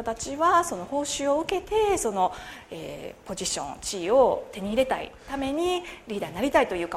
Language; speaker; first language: Japanese; native; Japanese